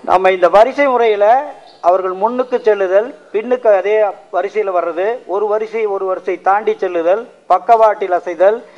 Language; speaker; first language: Tamil; native; Tamil